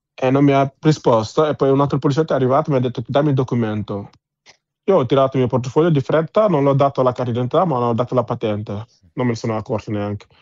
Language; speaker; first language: Italian; non-native, fluent; Wolof